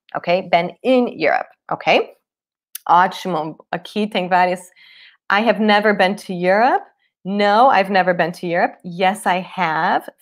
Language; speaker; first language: Portuguese; non-native, fluent; English